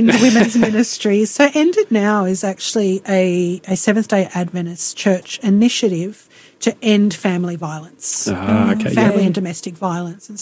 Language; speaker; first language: English; native; English